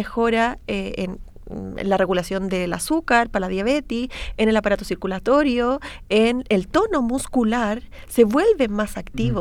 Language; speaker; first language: Spanish; native; Spanish